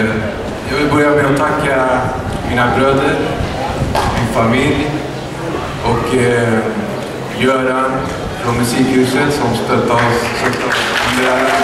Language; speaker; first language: Swedish; early bilingual, other home language; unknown